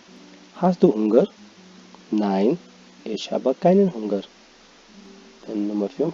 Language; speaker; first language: German; non-native, fluent; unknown